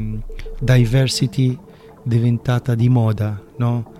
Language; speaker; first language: Italian; non-native, fluent; Arabic